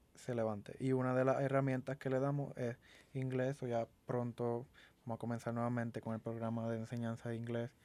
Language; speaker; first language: Spanish; native; Spanish